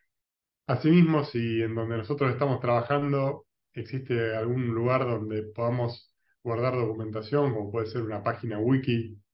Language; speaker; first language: Spanish; native; Spanish